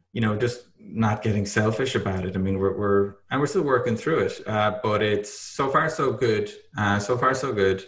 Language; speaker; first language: English; native; English